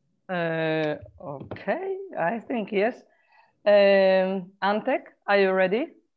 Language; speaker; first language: English; non-native, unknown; Polish